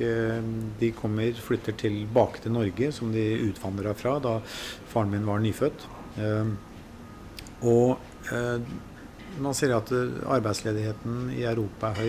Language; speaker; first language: Norwegian; native; Norwegian